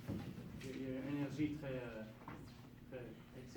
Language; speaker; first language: French; non-native, local second language; English